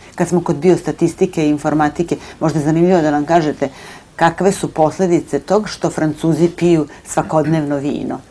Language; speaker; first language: Serbian; native; Serbian